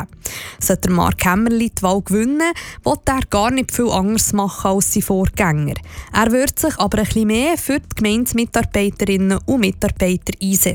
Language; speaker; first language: German; native; German